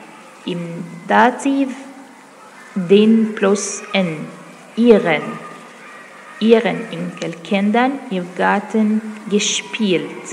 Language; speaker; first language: German; non-native, fluent; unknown